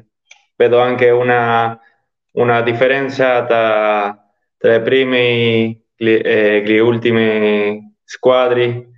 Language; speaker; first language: Italian; non-native, learner; Spanish